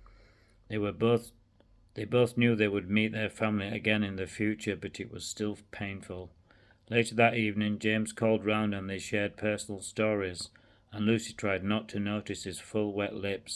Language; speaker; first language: English; native; English